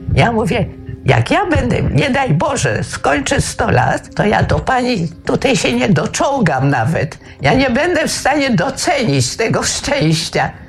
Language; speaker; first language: Polish; native; Polish